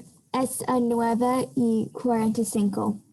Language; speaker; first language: Spanish; non-native, learner; English